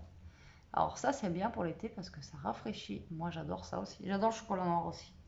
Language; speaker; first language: French; native; French